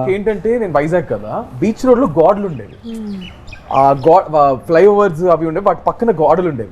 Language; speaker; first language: Telugu; native; Telugu